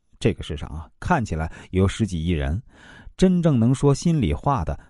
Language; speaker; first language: Chinese; native; Chinese